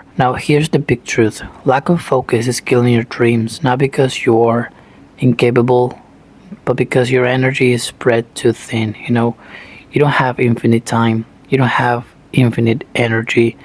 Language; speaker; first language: English; non-native, fluent; Spanish